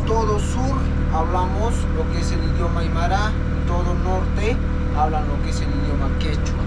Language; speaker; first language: Spanish; non-native, local second language; Aymara